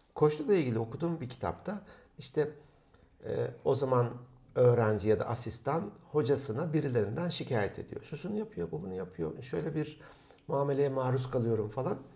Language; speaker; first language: Turkish; native; Turkish